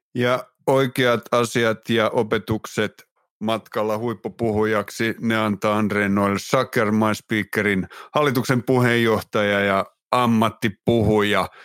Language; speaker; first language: Finnish; native; Finnish